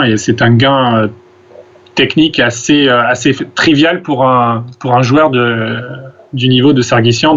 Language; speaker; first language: French; native; French